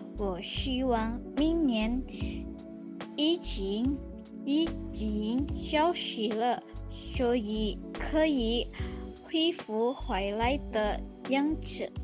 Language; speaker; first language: Chinese; non-native, learner; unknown